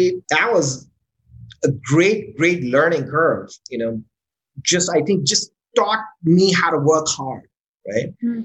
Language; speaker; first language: English; non-native, local second language; Urdu